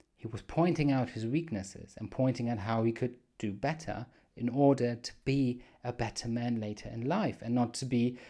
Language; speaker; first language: English; non-native, fluent; German